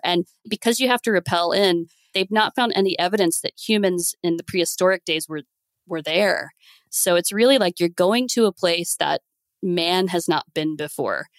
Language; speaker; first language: English; native; English